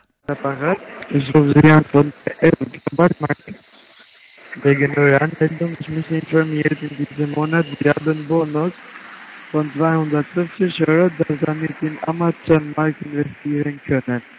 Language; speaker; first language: German; non-native, learner; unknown